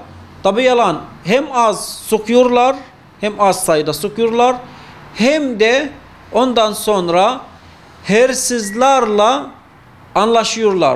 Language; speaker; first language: Turkish; non-native, fluent; Arabic